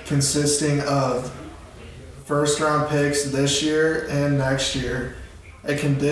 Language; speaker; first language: English; native; English